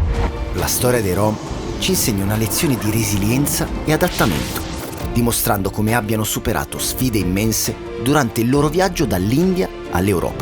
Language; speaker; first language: Italian; native; Italian